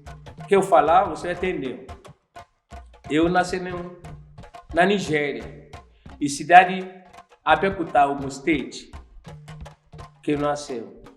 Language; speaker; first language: Portuguese; non-native, learner; Yoruba